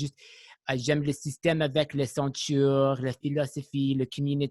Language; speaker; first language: French; non-native, local second language; English